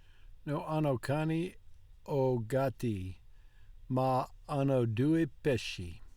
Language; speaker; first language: Italian; non-native, learner; English